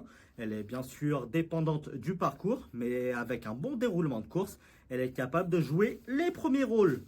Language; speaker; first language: French; native; French